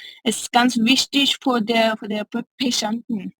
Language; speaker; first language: German; non-native, learner; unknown